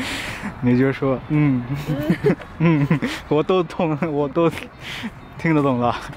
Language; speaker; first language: Chinese; non-native, learner; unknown